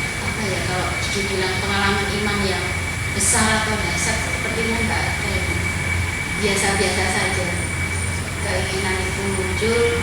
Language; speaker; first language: Indonesian; native; Indonesian